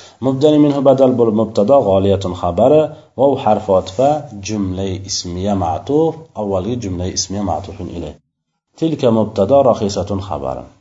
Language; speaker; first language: Arabic; non-native, fluent; Uzbek